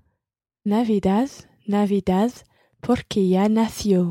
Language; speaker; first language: Spanish; non-native, learner; English